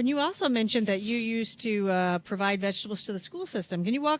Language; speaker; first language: English; native; English